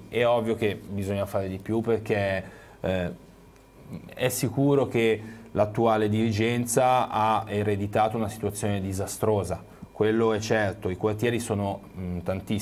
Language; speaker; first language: Italian; native; Italian